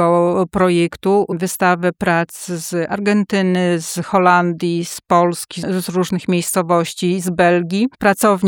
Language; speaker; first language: Polish; native; Polish